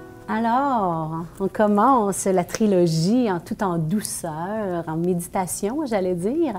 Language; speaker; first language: French; native; French